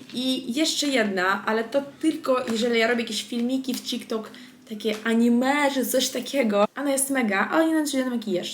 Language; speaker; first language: Polish; non-native, fluent; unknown